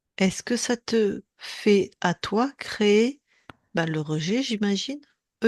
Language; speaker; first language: French; native; French